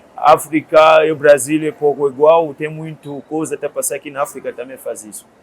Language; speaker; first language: Portuguese; non-native, learner; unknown